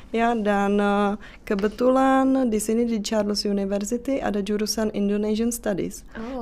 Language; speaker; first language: Indonesian; non-native, fluent; Czech